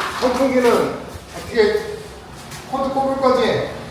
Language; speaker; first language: Korean; native; Korean